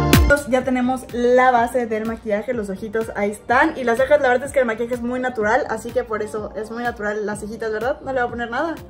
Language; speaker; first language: Spanish; native; Spanish